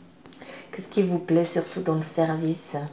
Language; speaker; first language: French; native; French